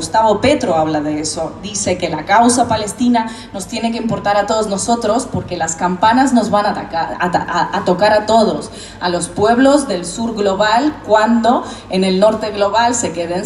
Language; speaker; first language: Spanish; non-native, fluent; Russian